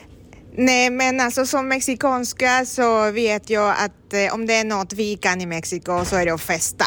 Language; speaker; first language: Swedish; non-native, fluent; Spanish